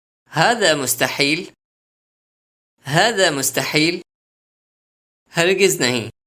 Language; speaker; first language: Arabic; non-native, fluent; Urdu